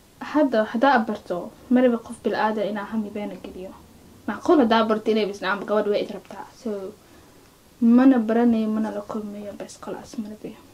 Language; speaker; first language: Somali; early bilingual, heritage; Somali